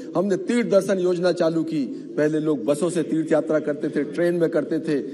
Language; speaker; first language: Hindi; native; Hindi